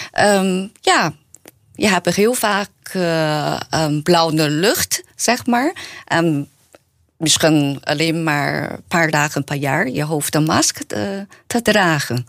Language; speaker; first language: Dutch; non-native, learner; Chinese